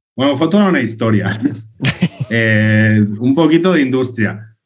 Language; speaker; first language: Spanish; native; Spanish